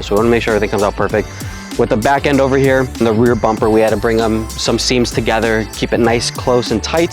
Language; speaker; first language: English; native; English